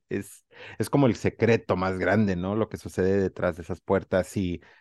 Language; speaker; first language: Spanish; native; Spanish